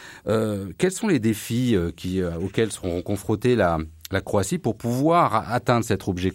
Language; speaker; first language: French; native; French